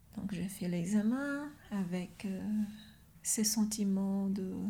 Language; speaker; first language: French; non-native, fluent; Portuguese